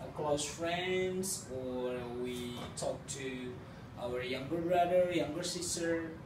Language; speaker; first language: English; non-native, fluent; Indonesian